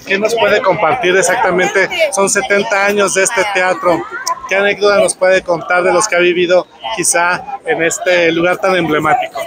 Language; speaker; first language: Spanish; native; Spanish